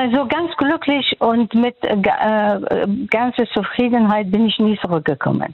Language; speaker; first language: German; non-native, fluent; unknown